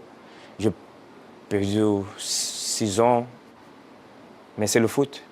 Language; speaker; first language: French; non-native, fluent; Portuguese